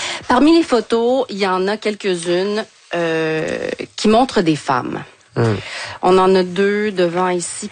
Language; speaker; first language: French; native; French